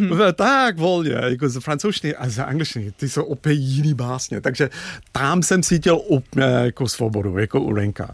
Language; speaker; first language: Czech; non-native, fluent; English